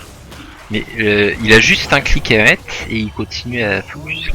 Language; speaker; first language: French; native; French